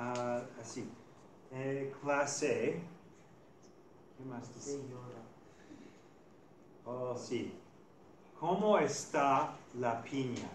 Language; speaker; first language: Spanish; non-native, fluent; English